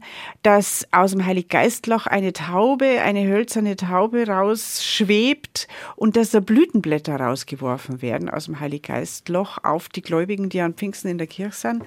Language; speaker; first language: German; native; German